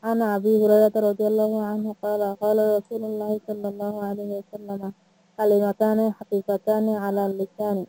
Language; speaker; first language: Arabic; non-native, learner; Bangla